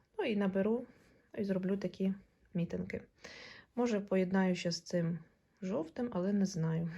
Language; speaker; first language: Ukrainian; non-native, local second language; Russian